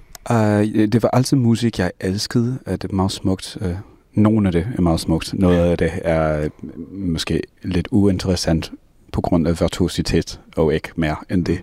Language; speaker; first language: Danish; non-native, fluent; English